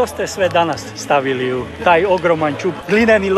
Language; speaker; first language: Serbian; native; Serbian